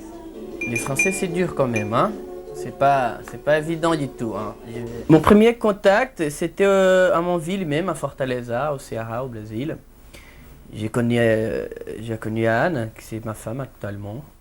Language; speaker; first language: French; non-native, learner; Portuguese